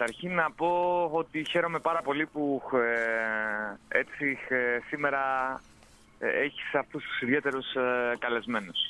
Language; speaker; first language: Greek; native; Greek